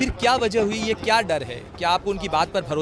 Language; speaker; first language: Hindi; native; Hindi